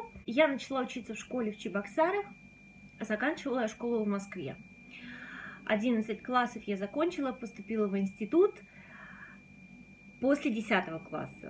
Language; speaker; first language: Russian; native; Russian